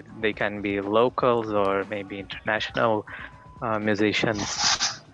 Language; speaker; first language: English; non-native, fluent; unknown